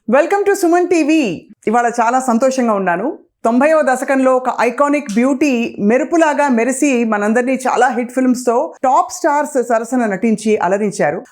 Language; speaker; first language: Telugu; native; Telugu